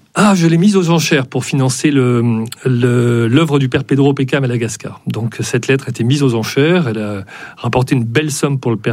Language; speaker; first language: French; native; French